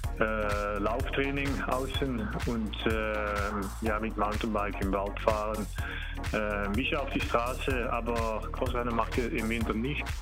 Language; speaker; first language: German; non-native, learner; Dutch